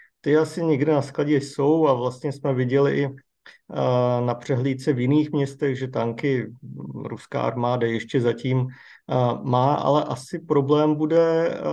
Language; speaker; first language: Czech; native; Czech